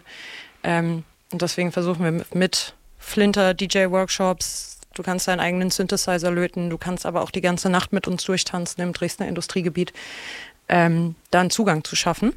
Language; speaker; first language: German; native; German